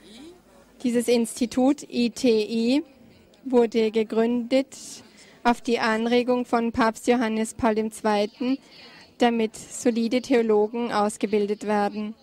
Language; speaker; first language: German; non-native, fluent; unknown